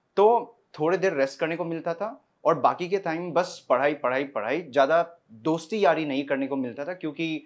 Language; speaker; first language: Hindi; non-native, local second language; Assamese